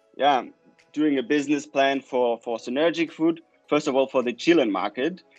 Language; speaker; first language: English; non-native, fluent; German